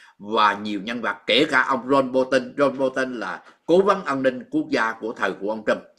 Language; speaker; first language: Vietnamese; native; Vietnamese